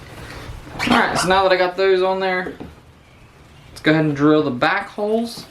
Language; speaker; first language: English; native; English